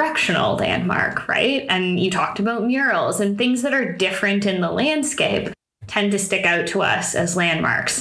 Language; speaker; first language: English; native; English